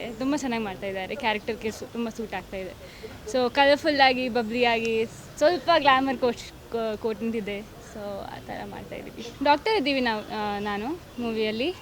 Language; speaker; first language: Kannada; non-native, fluent; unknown